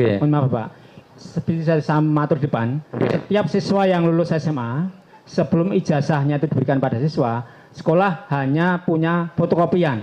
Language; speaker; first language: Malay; non-native, local second language; Javanese